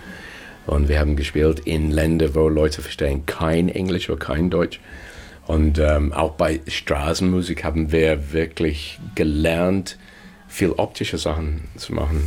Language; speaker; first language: German; non-native, fluent; English